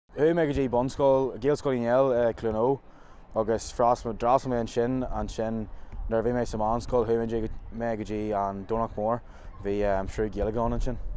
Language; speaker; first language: Irish; non-native, local second language; English